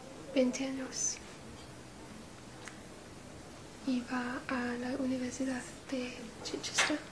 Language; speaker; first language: Spanish; non-native, learner; English